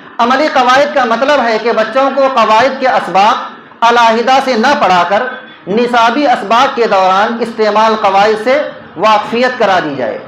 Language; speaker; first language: Urdu; native; Urdu